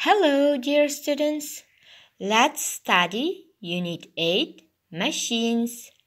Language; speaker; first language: English; non-native, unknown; Kazakh